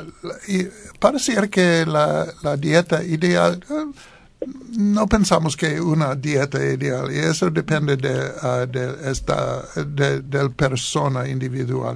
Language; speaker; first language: Spanish; non-native, learner; English